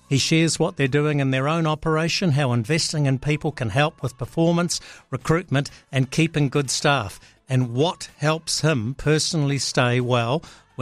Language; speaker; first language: English; native; English